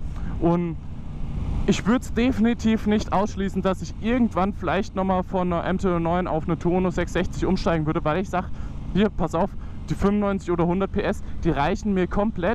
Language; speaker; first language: German; native; German